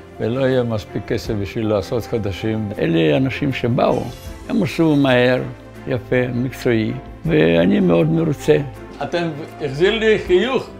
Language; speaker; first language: Hebrew; non-native, fluent; Russian